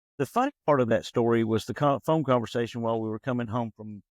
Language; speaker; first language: English; native; English